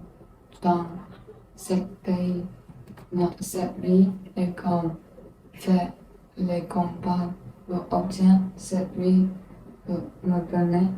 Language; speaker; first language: French; non-native, learner; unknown